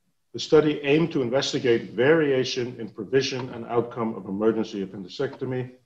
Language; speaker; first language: English; non-native, fluent; Icelandic